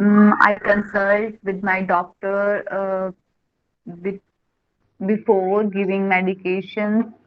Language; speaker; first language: English; non-native, learner; Hindi